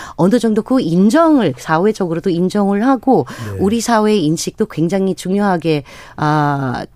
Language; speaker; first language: Korean; non-native, fluent; Filipino